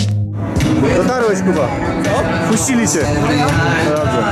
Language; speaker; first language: Polish; native; Polish